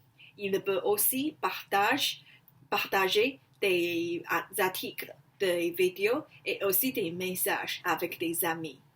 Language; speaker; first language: French; non-native, learner; Chinese